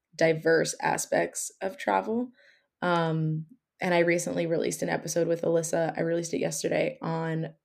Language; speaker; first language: English; native; English